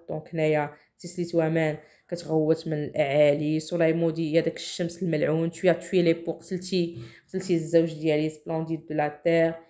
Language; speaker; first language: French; non-native, local second language; Arabic